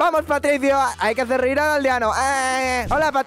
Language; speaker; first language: Spanish; native; Spanish